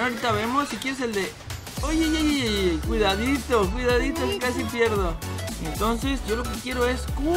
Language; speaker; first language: Spanish; native; Spanish